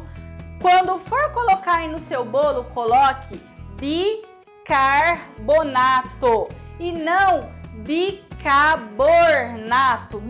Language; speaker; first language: Portuguese; native; Portuguese